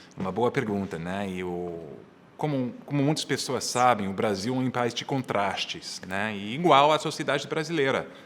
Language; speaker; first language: Portuguese; non-native, fluent; English